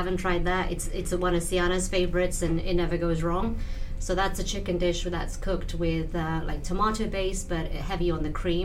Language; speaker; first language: English; non-native, local second language; Punjabi